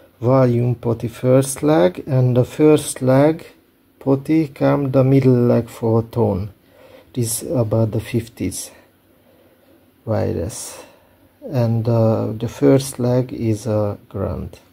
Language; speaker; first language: English; non-native, learner; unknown